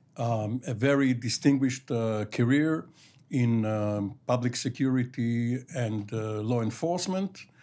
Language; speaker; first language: English; non-native, fluent; Hebrew